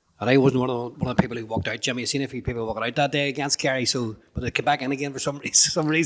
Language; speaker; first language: English; native; English